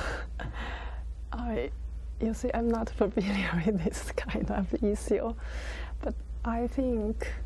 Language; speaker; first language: English; non-native, learner; Chinese